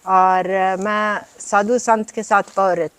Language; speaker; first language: Hindi; non-native, learner; Italian